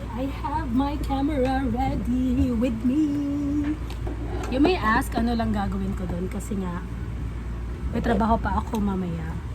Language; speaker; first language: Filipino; non-native, local second language; Cebuano